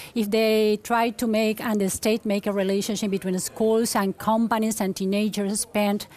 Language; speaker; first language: English; non-native, fluent; Spanish